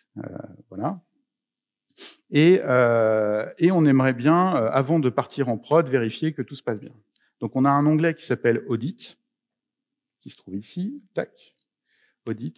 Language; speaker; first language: French; native; French